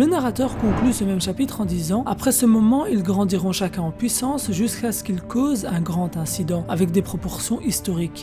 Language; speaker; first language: French; native; French